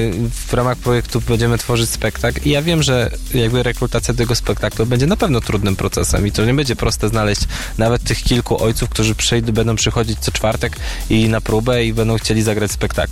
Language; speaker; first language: Polish; native; Polish